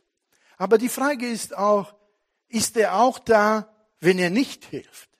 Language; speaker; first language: German; non-native, fluent; Italian